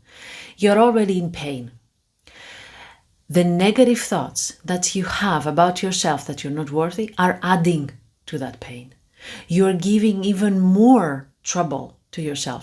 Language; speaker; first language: English; non-native, fluent; Greek